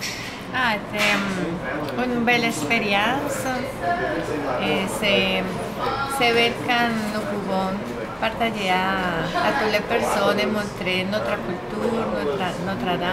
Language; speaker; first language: French; non-native, learner; Spanish